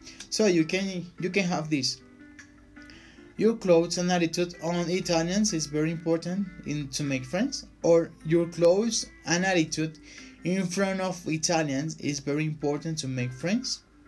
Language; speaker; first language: English; non-native, fluent; Spanish